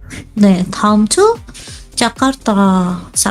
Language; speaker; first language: Korean; non-native, learner; Indonesian